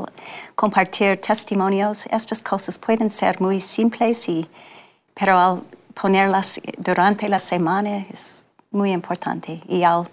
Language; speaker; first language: Spanish; non-native, fluent; English